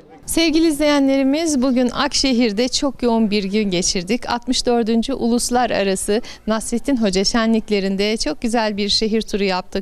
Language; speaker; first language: Turkish; native; Turkish